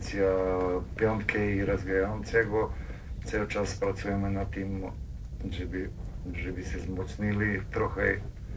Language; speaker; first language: Polish; non-native, learner; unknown